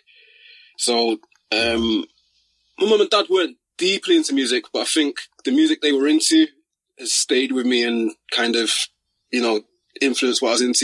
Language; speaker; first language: English; native; English